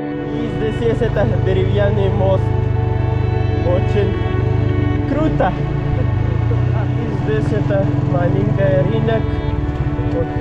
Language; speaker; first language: Russian; non-native, learner; Pashto